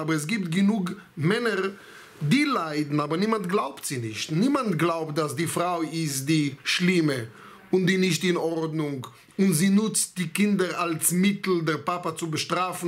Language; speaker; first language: German; non-native, fluent; Hebrew